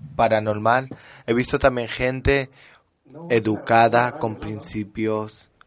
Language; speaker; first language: Spanish; early bilingual, heritage; French